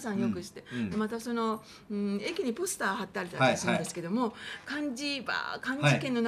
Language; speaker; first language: Japanese; native; Japanese